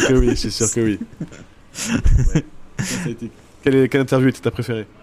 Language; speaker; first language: French; native; French